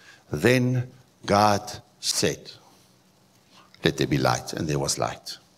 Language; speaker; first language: English; non-native, local second language; Afrikaans